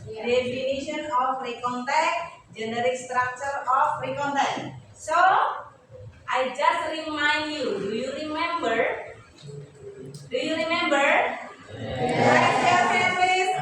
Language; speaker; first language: English; non-native, learner; Indonesian